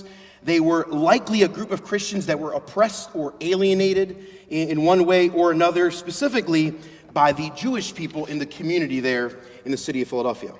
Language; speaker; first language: English; native; English